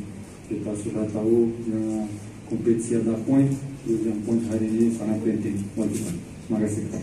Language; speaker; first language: Indonesian; non-native, learner; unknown